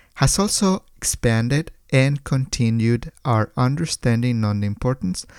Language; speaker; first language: English; non-native, fluent; Spanish